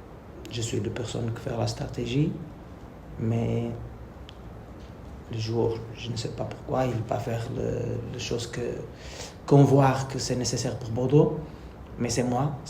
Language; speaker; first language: French; non-native, learner; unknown